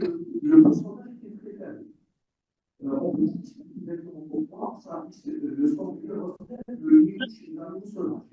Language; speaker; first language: French; non-native, local second language; Arabic